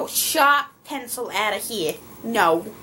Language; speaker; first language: English; native; English